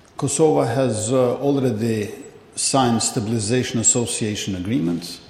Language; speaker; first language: English; non-native, fluent; Albanian